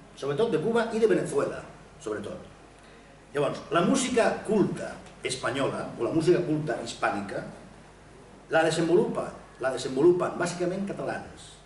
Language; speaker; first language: Catalan; non-native, local second language; Spanish